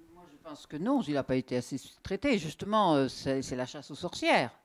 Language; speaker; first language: French; native; French